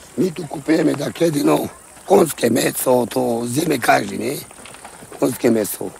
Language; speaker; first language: Slovak; non-native, local second language; Romany